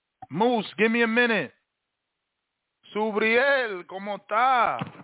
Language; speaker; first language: Spanish; early bilingual, heritage; Spanish